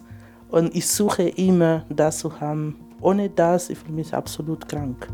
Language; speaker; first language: German; non-native, fluent; Spanish